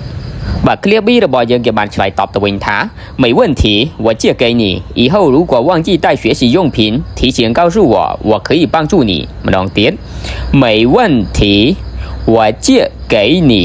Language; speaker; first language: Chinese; non-native, fluent; Khmer